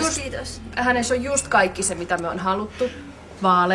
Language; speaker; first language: Finnish; native; Finnish